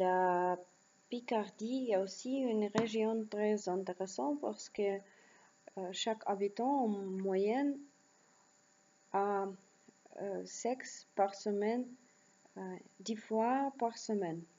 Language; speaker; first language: French; non-native, learner; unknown